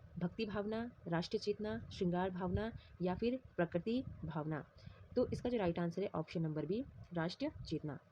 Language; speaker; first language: Hindi; native; Hindi